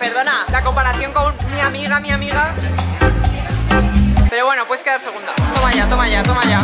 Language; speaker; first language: Spanish; native; Spanish